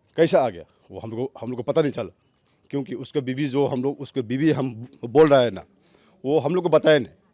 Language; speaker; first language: Hindi; non-native, local second language; Manipuri